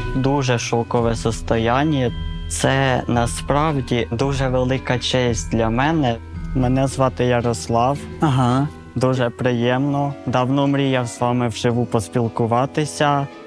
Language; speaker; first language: Ukrainian; native; Ukrainian